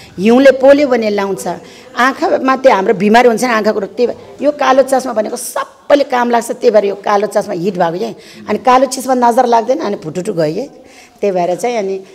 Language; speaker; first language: Nepali; non-native, local second language; Eastern Tamang